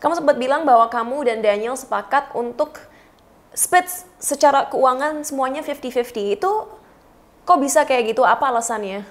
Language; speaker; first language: Indonesian; native; Indonesian